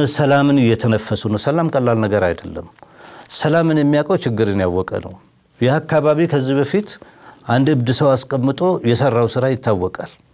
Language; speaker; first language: Amharic; non-native, local second language; Somali